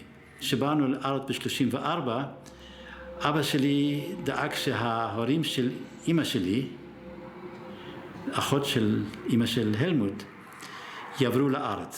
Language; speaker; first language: Hebrew; early bilingual, other home language; German